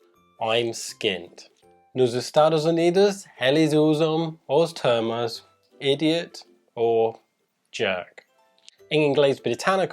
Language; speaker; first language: Portuguese; non-native, fluent; English